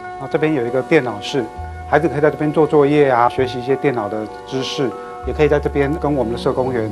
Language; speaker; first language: Chinese; native; Chinese